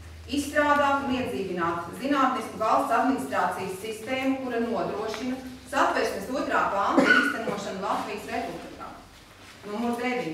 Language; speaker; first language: Latvian; native; Latvian